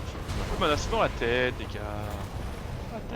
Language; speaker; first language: French; native; French